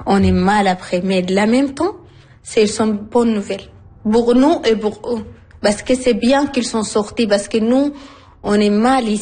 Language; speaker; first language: French; non-native, learner; Arabic